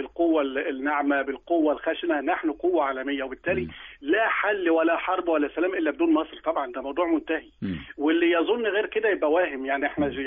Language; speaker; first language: Arabic; native; Arabic